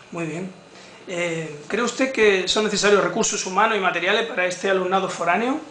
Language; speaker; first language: Spanish; native; Spanish